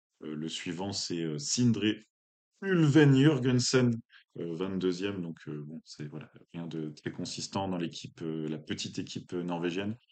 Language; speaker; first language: French; native; French